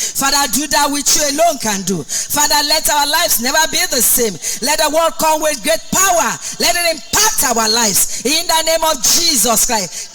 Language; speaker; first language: English; non-native, local second language; Yoruba